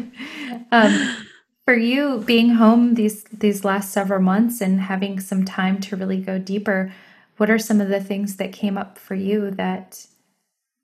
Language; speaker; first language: English; native; English